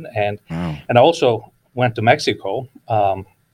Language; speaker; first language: English; non-native, fluent; Icelandic